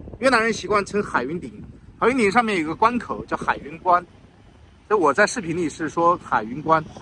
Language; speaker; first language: Chinese; native; Chinese